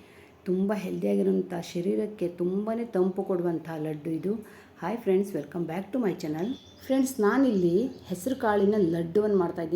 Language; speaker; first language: Kannada; native; Kannada